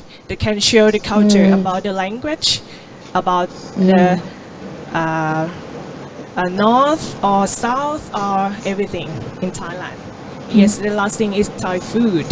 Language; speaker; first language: English; non-native, learner; Thai